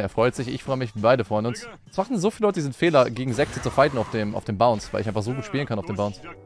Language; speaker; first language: German; native; German